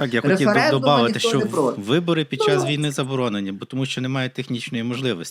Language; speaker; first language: Ukrainian; native; Ukrainian